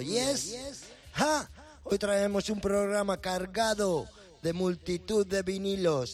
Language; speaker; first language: Spanish; native; Spanish